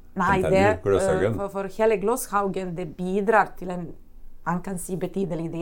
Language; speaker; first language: Norwegian; non-native, fluent; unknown